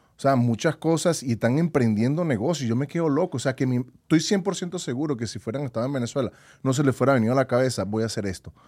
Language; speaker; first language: Spanish; native; Spanish